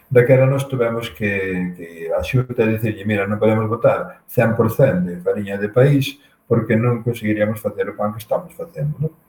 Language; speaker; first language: Galician; native; Galician